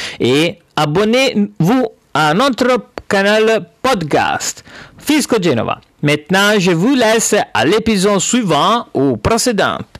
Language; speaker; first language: French; non-native, learner; Italian